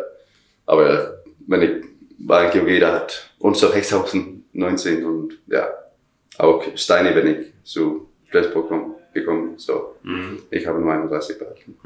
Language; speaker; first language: German; non-native, learner; Danish